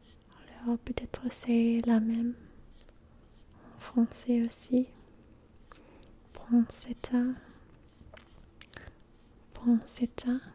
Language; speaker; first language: French; non-native, learner; English